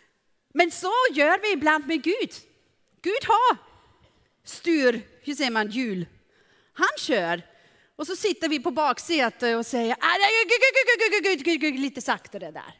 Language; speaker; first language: Swedish; non-native, fluent; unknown